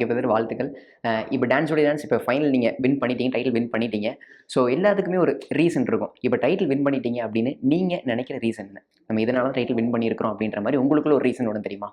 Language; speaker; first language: Tamil; native; Tamil